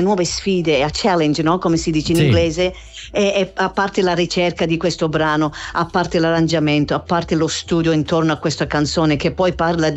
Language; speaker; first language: Italian; non-native, fluent; English